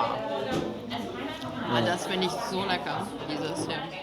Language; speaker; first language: German; non-native, fluent; French